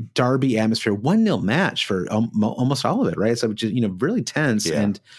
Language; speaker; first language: English; native; English